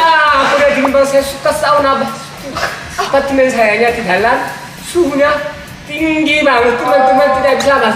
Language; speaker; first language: Indonesian; non-native, learner; Korean